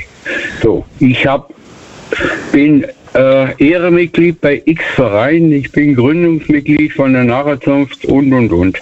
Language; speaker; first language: German; native; German